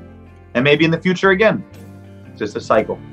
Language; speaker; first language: English; non-native, local second language; French